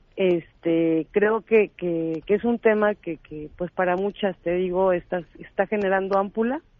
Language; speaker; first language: Spanish; native; Spanish